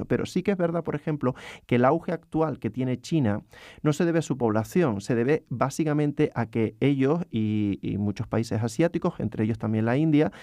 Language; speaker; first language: Spanish; native; Spanish